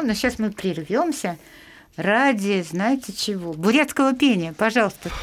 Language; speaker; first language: Russian; native; Russian